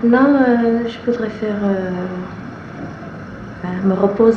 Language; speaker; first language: French; non-native, fluent; English